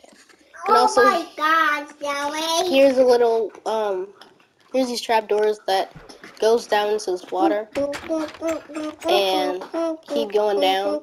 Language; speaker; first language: English; native; English